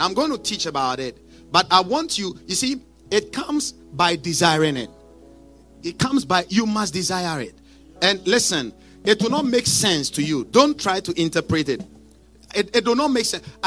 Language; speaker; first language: English; non-native, local second language; Akan